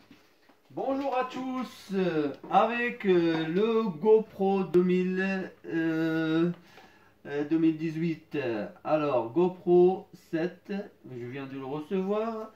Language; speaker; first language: French; non-native, fluent; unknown